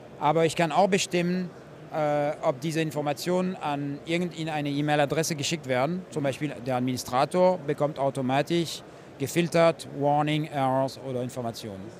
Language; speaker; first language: German; non-native, fluent; French